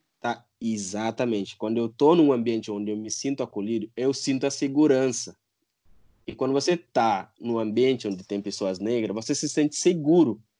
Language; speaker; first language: Portuguese; non-native, local second language; Upper Guinea Crioulo